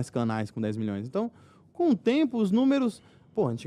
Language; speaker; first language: Portuguese; native; Portuguese